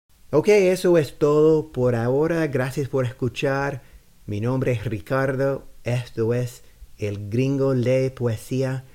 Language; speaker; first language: Spanish; non-native, fluent; English